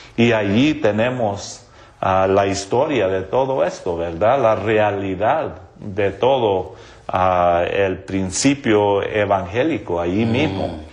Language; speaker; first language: Spanish; non-native, local second language; English